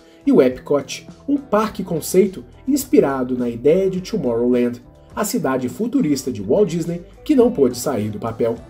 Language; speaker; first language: Portuguese; native; Portuguese